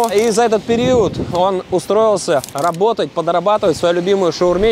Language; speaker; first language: Russian; native; Russian